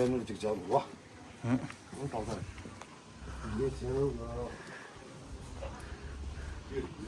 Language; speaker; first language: Hindi; non-native, local second language; Tibetan